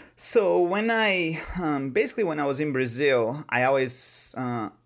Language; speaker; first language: English; non-native, fluent; Portuguese